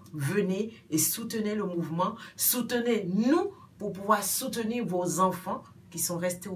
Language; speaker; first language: French; non-native, local second language; Baoulé